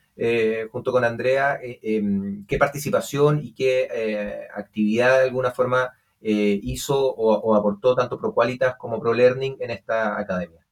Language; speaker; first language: Spanish; native; Spanish